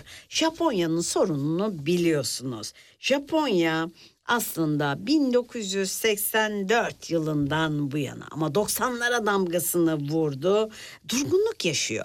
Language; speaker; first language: Turkish; native; Turkish